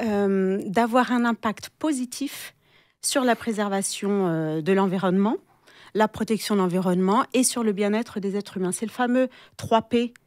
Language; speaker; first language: French; native; French